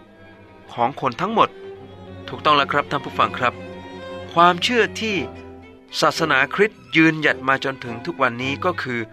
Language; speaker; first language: Thai; native; Thai